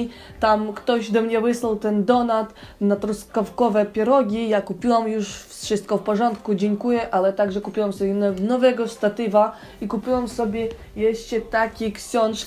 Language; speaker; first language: Polish; non-native, learner; Ukrainian